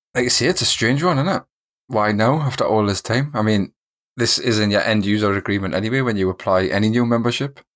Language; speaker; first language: English; native; English